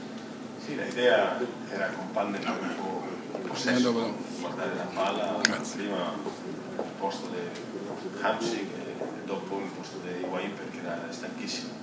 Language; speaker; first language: Italian; non-native, fluent; Spanish